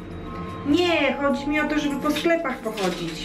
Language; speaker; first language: Polish; native; Polish